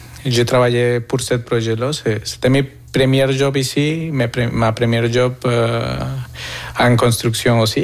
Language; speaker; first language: French; non-native, fluent; Spanish